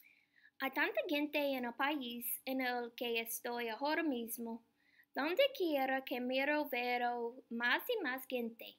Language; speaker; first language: Spanish; non-native, learner; English